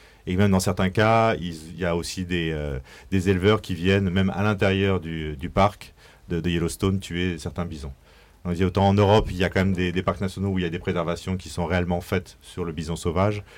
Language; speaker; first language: French; native; French